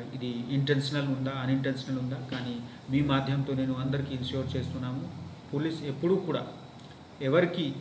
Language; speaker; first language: Telugu; non-native, fluent; Hindi